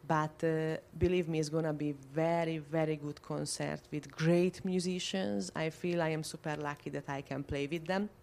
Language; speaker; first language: English; non-native, fluent; Hungarian